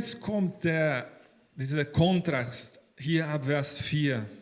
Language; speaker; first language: German; non-native, fluent; Portuguese